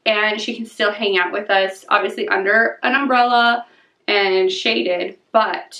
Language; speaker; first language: English; native; English